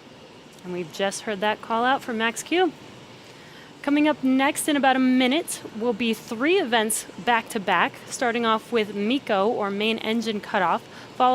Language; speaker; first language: English; native; English